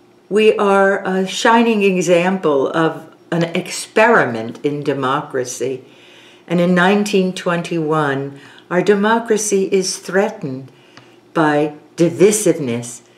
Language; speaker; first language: English; early bilingual, other home language; Italian